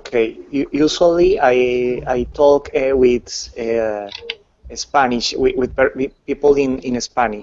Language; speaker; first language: English; non-native, learner; Spanish